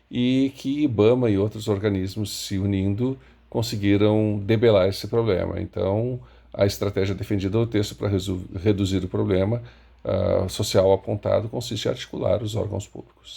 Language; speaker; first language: Portuguese; native; Portuguese